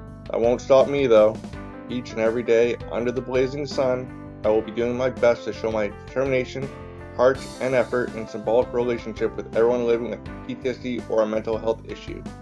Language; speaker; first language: English; native; English